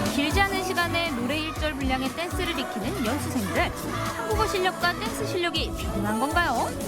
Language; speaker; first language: Korean; native; Korean